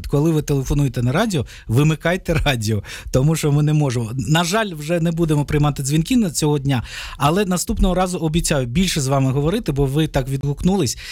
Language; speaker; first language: Ukrainian; native; Ukrainian